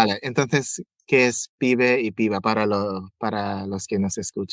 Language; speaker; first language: Spanish; non-native, fluent; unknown